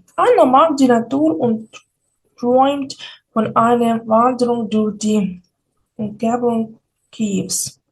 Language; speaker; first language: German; non-native, fluent; Ukrainian